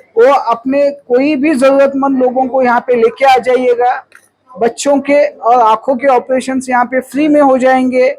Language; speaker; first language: Hindi; non-native, local second language; Marathi